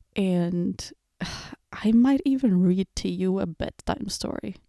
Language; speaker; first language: English; early bilingual, other home language; Portuguese